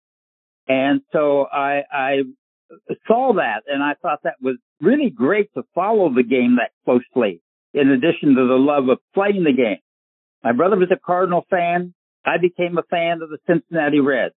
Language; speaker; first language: English; native; English